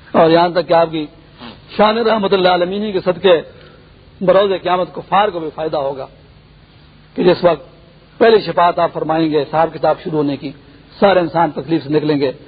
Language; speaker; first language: Urdu; non-native, local second language; Pashto